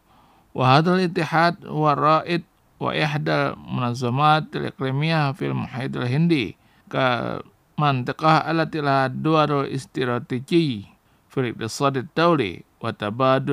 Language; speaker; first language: Arabic; non-native, learner; Indonesian